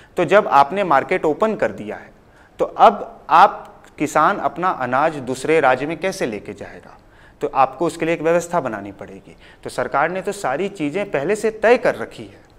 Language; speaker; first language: Hindi; native; Hindi